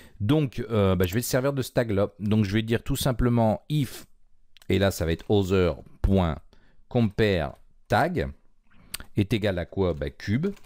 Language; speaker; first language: French; native; French